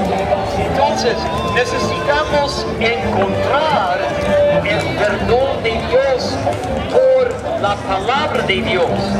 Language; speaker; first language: Spanish; non-native, learner; English